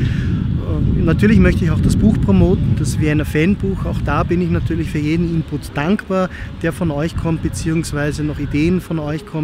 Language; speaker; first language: German; native; German